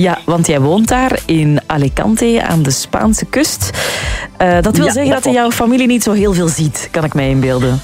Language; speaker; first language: Dutch; native; Dutch